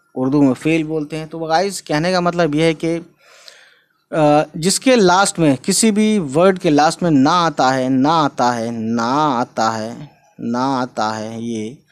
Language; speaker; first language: Hindi; native; Hindi